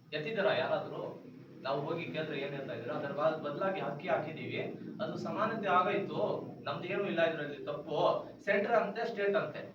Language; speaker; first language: Kannada; non-native, local second language; Urdu